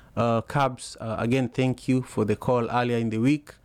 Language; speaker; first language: English; non-native, local second language; Luo (Kenya and Tanzania)